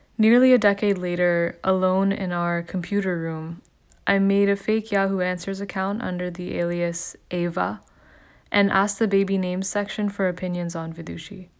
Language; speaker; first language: English; early bilingual, other home language; Hindi